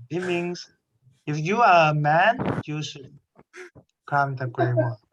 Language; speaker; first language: English; non-native, learner; Chinese